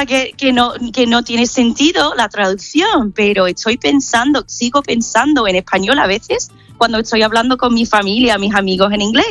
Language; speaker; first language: Spanish; non-native, fluent; English